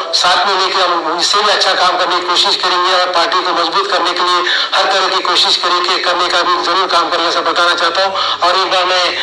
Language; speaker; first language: Hindi; non-native, local second language; Marathi